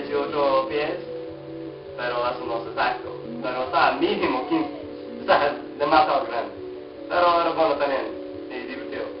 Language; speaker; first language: Spanish; non-native, learner; English